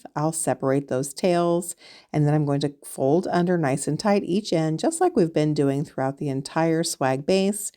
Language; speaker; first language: English; native; English